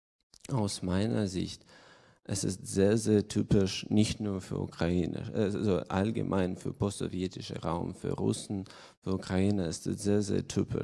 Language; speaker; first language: German; non-native, fluent; Russian